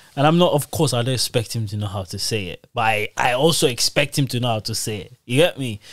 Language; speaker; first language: English; native; English